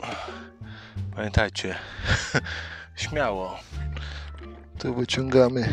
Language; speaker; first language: Polish; native; Polish